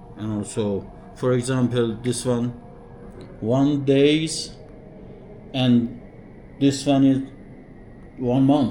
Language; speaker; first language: English; non-native, learner; Persian